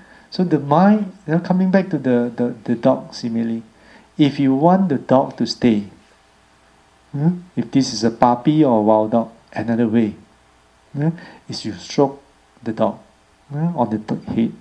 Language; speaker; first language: English; non-native, local second language; Chinese